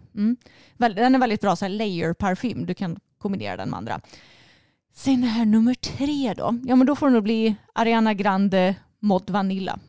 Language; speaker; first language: Swedish; native; Swedish